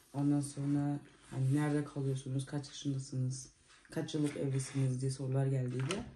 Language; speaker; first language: Turkish; early bilingual, heritage; Turkish